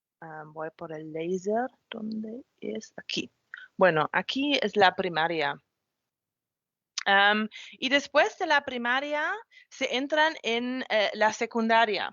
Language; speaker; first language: Spanish; non-native, fluent; German